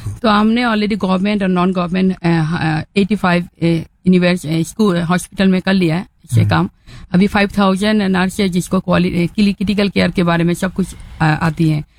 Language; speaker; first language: Hindi; non-native, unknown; Bangla